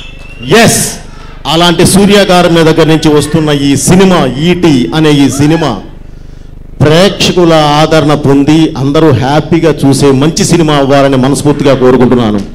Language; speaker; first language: Telugu; native; Telugu